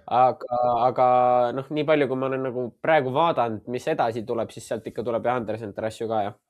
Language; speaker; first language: Estonian; native; Estonian